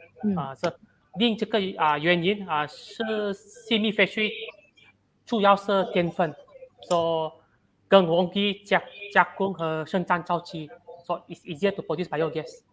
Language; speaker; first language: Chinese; non-native, local second language; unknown